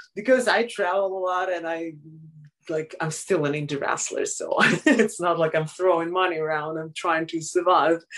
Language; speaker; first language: English; non-native, fluent; Russian